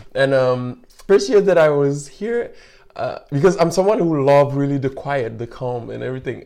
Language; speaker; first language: English; non-native, fluent; Wolof